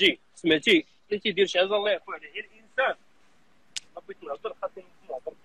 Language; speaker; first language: Arabic; native; Arabic